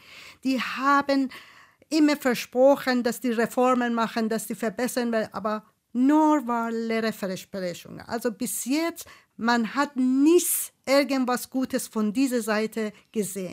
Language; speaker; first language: German; non-native, fluent; Persian